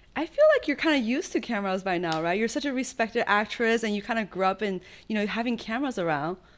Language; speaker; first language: English; early bilingual, other home language; Chinese